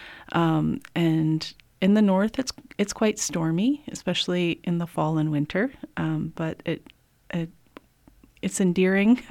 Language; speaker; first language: English; native; English